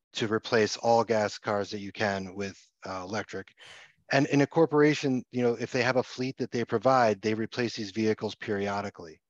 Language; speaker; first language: English; native; English